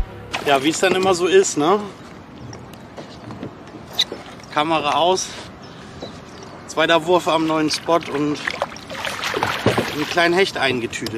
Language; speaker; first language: German; native; German